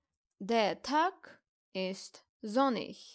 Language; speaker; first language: German; non-native, learner; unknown